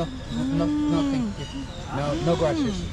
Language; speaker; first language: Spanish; non-native, learner; English